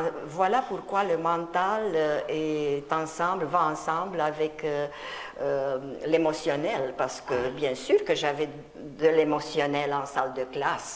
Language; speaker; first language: French; non-native, fluent; Romanian